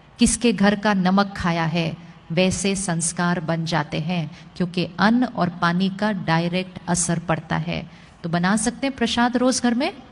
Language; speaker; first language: Hindi; native; Hindi